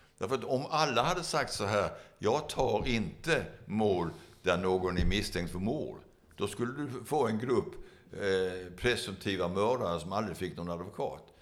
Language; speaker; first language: Swedish; native; Swedish